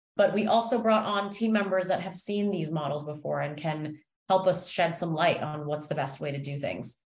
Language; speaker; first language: English; native; English